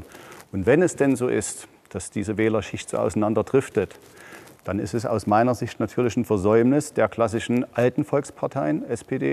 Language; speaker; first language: German; native; German